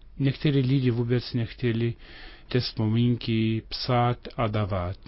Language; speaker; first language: Czech; non-native, fluent; Lithuanian